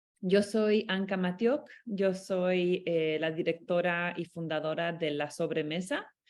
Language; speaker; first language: Spanish; non-native, fluent; Romanian